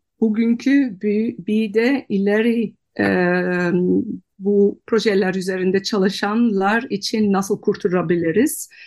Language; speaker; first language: Turkish; non-native, fluent; Dutch